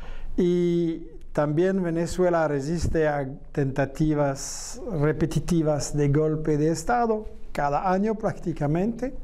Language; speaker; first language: Spanish; non-native, fluent; French